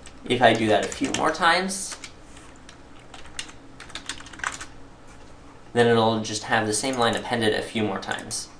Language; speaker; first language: English; native; English